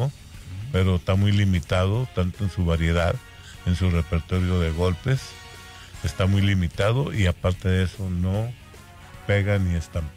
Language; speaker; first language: Spanish; native; Spanish